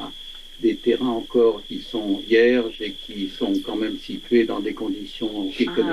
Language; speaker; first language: French; native; French